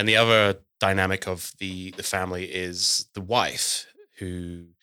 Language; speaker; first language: English; native; English